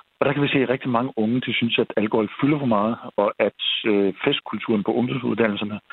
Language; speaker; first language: Danish; native; Danish